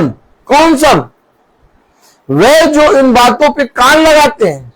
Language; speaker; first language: Hindi; native; Hindi